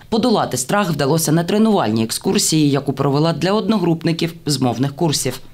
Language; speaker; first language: Ukrainian; native; Ukrainian